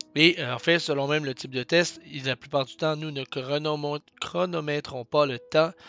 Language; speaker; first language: French; native; French